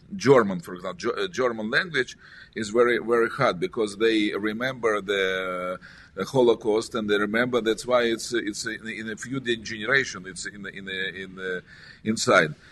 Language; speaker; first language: English; non-native, learner; Russian